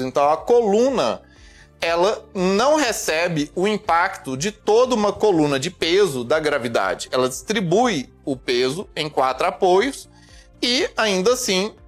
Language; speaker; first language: Portuguese; native; Portuguese